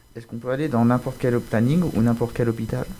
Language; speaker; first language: French; native; French